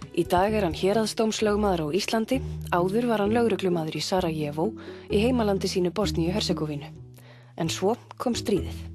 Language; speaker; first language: Icelandic; native; Icelandic